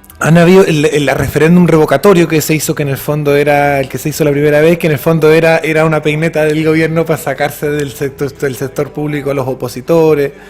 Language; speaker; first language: Spanish; native; Spanish